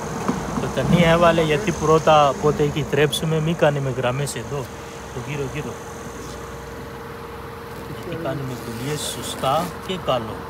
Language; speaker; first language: Greek; non-native, learner; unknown